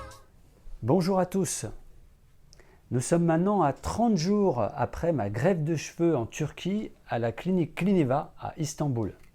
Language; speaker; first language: French; native; French